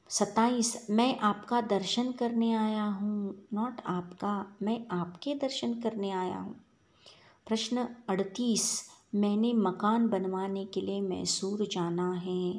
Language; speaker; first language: Hindi; non-native, local second language; Kannada